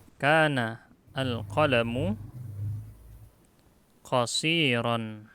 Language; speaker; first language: Arabic; non-native, fluent; Indonesian